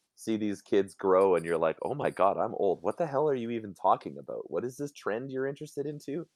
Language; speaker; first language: English; native; English